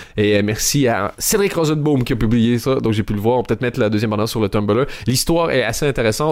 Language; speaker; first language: French; native; French